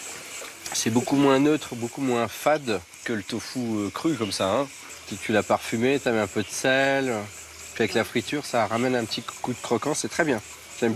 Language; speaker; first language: French; native; French